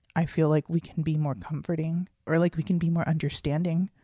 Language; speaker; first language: English; native; English